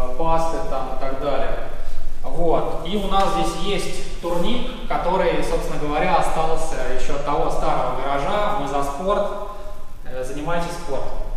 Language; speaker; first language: Russian; native; Russian